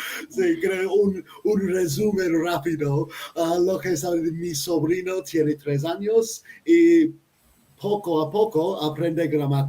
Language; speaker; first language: Spanish; non-native, fluent; English